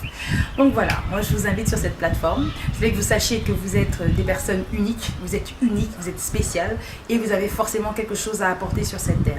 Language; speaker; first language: French; native; French